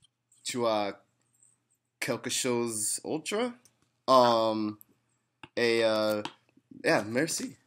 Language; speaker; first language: French; non-native, learner; English